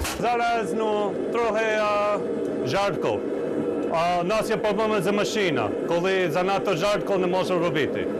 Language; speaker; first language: Ukrainian; non-native, learner; English